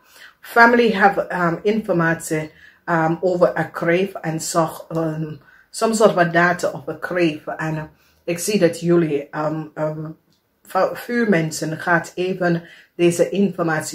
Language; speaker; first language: Dutch; non-native, learner; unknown